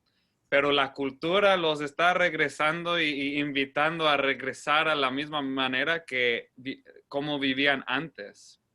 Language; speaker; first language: Spanish; non-native, fluent; English